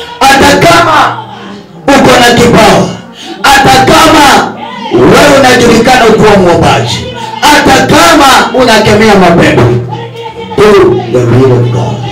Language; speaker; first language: Swahili; non-native, local second language; Kikuyu